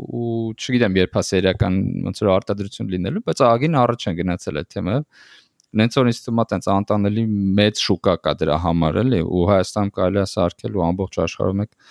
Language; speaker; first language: Armenian; native; Armenian